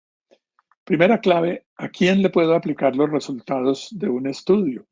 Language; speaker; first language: Spanish; native; Spanish